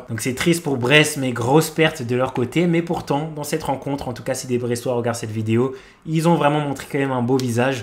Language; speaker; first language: French; native; French